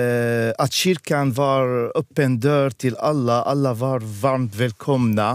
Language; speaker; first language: Swedish; non-native, fluent; Arabic